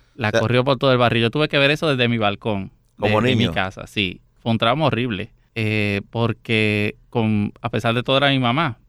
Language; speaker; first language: Spanish; native; Spanish